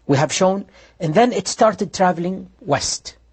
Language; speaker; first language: English; non-native, fluent; Arabic